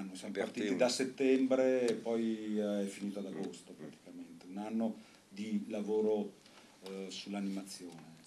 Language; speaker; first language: Italian; native; Italian